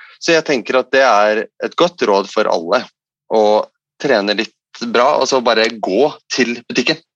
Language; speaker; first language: Norwegian; non-native, fluent; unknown